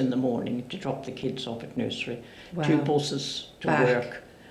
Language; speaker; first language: English; native; English